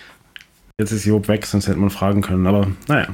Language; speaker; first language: German; native; German